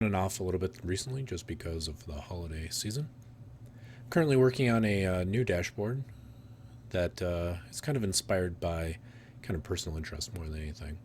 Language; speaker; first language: English; native; English